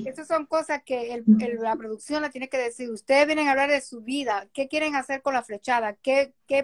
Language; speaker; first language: Spanish; native; Spanish